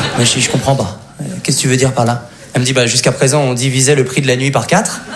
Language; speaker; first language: French; native; French